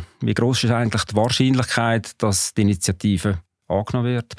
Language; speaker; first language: German; native; German